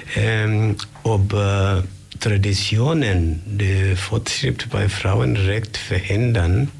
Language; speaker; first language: German; non-native, learner; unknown